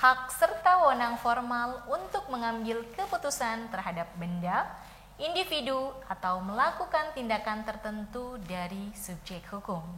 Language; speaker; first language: Indonesian; native; Indonesian